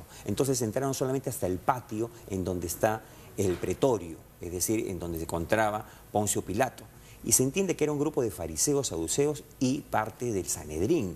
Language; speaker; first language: Spanish; native; Spanish